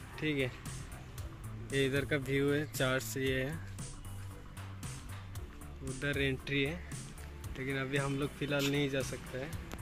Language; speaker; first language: Hindi; non-native, local second language; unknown